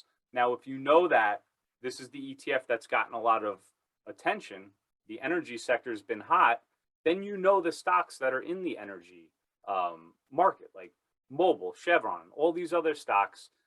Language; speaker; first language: English; native; English